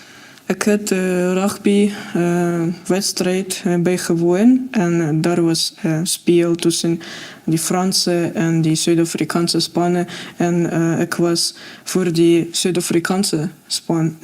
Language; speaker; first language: Afrikaans; non-native, fluent; Russian